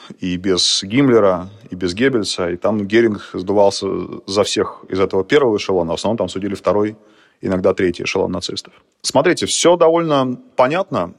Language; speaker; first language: Russian; native; Russian